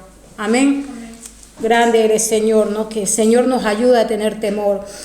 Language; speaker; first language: Spanish; native; Spanish